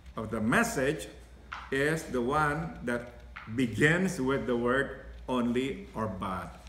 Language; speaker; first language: English; non-native, fluent; Indonesian